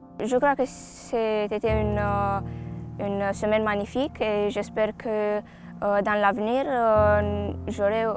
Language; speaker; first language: French; non-native, fluent; Romanian